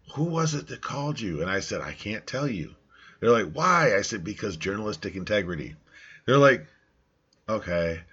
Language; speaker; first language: English; early bilingual, other home language; Italian